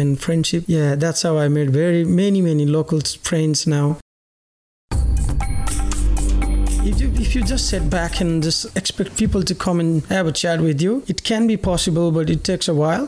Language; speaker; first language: English; non-native, local second language; Nepali